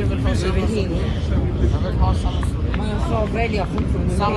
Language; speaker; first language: Swedish; early bilingual, other home language; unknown